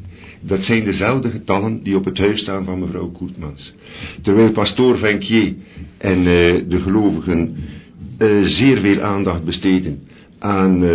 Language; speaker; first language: Dutch; native; Dutch